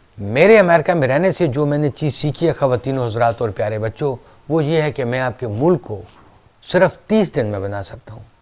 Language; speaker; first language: Urdu; native; Urdu